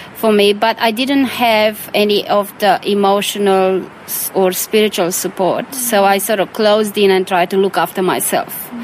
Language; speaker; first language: English; non-native, fluent; Romanian